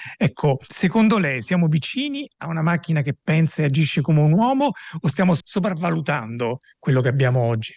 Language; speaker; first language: Italian; native; Italian